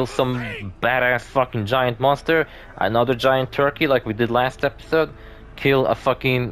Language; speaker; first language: English; non-native, fluent; Polish